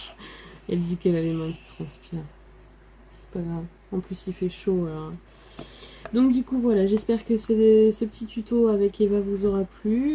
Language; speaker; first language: French; native; French